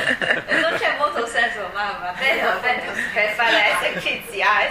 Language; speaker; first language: Italian; non-native, fluent; Chinese